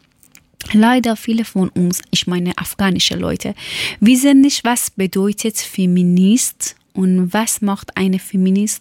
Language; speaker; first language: German; non-native, learner; Persian